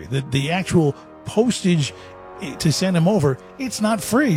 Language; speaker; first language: English; native; English